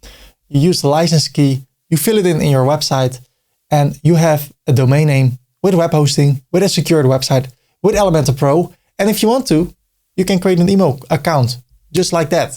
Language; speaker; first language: English; non-native, fluent; Dutch